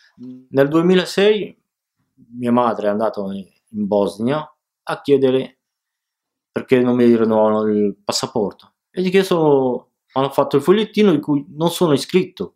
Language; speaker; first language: Italian; early bilingual, other home language; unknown